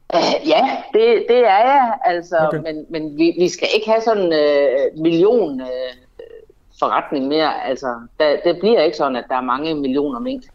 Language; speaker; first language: Danish; native; Danish